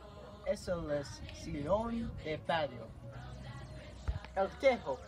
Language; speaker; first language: Spanish; non-native, learner; English